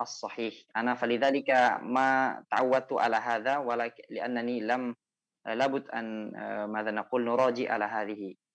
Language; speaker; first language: Arabic; non-native, fluent; Indonesian